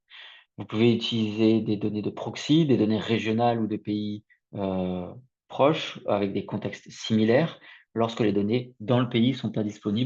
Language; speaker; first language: French; native; French